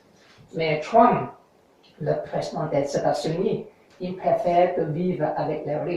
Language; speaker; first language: French; non-native, learner; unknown